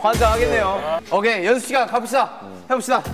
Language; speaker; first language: Korean; native; Korean